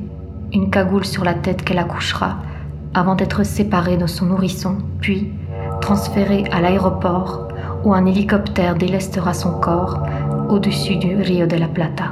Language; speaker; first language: French; native; French